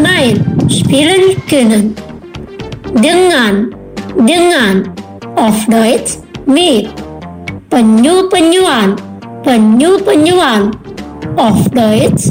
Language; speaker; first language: German; non-native, fluent; Indonesian